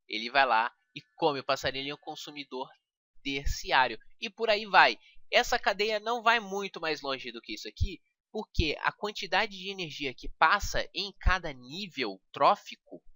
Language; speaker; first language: Portuguese; native; Portuguese